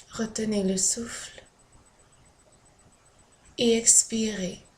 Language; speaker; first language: French; native; French